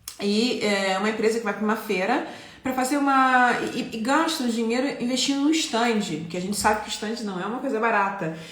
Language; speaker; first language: Portuguese; non-native, fluent; Italian